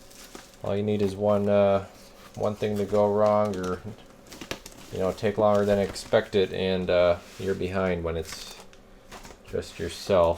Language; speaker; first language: English; native; English